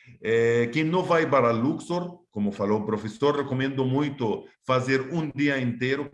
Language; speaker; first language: Portuguese; non-native, fluent; Arabic